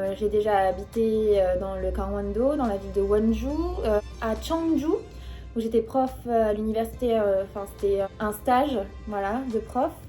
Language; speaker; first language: French; native; French